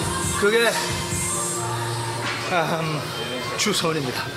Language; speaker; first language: Korean; early bilingual, heritage; Japanese